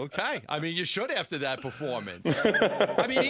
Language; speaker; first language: English; native; English